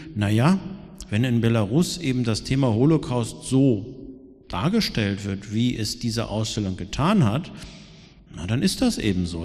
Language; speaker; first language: German; native; German